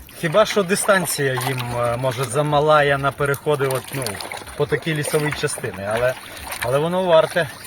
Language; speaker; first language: Ukrainian; native; Ukrainian